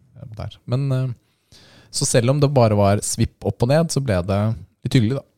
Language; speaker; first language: Norwegian; native; Norwegian